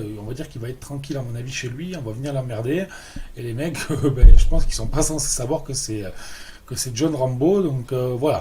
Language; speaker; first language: French; native; French